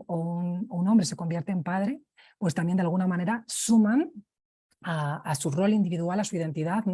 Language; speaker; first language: Spanish; native; Spanish